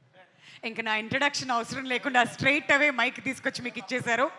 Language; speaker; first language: Telugu; native; Telugu